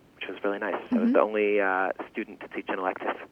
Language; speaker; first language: English; early bilingual, other home language; Yiddish